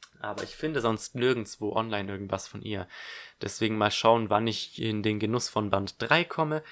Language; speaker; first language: German; native; German